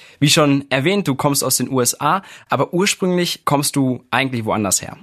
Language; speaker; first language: German; native; German